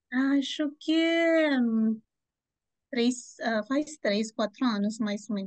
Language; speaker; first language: Portuguese; non-native, fluent; Spanish